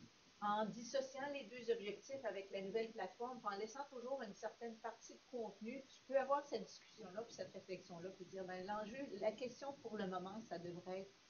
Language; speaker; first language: French; native; French